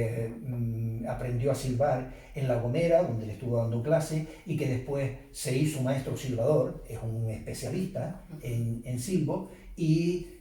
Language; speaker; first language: Spanish; native; Spanish